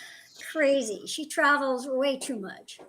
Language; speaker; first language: English; native; English